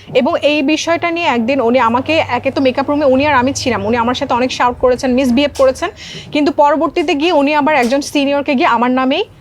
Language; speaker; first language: Bangla; non-native, local second language; Marma